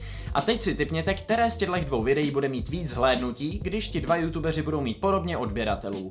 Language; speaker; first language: Czech; native; Czech